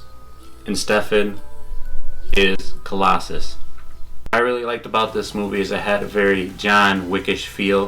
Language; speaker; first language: English; native; English